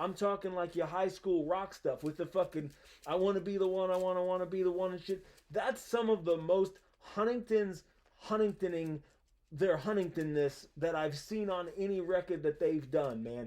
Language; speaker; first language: English; native; English